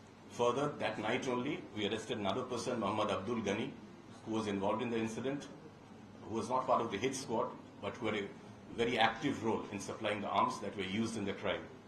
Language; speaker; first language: English; non-native, local second language; Bangla